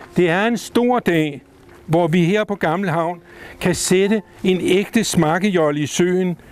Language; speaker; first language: Danish; native; Danish